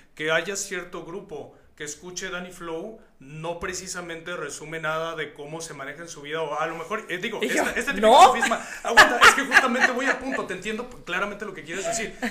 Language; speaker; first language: Spanish; native; Spanish